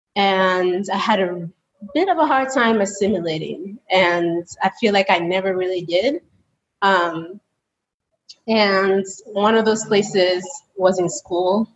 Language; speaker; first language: English; early bilingual, other home language; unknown